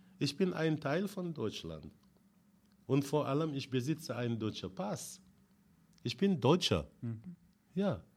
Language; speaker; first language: German; non-native, fluent; Wolof